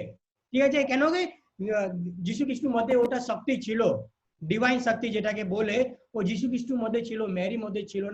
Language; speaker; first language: Bangla; non-native, learner; Hindi